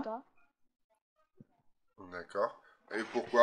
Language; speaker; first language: French; native; French